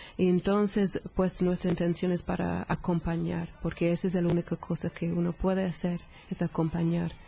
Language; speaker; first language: Spanish; non-native, fluent; English